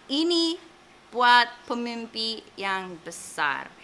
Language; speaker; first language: Indonesian; non-native, fluent; English